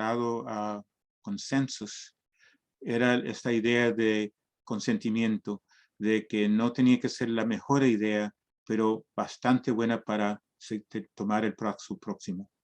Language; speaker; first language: Spanish; early bilingual, heritage; Spanish